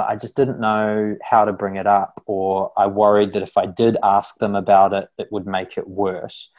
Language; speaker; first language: English; native; English